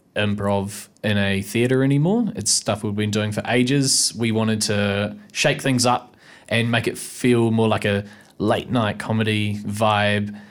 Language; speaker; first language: English; native; English